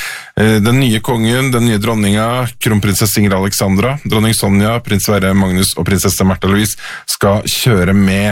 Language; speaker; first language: Norwegian; native; Norwegian